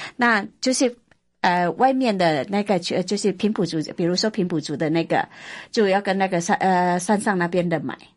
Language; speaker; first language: Chinese; non-native, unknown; Indonesian